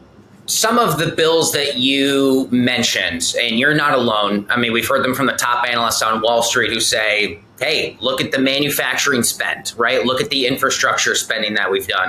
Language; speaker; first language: English; native; English